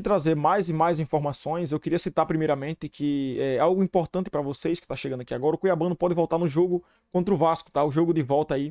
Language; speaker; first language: Portuguese; native; Portuguese